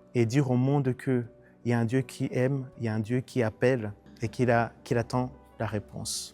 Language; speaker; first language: French; non-native, local second language; Kinyarwanda